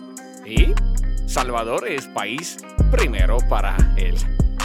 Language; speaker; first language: Spanish; non-native, learner; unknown